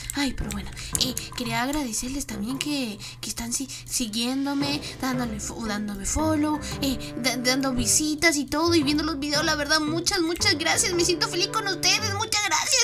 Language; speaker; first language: Spanish; native; Spanish